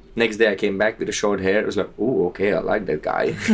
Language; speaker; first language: English; non-native, fluent; Slovak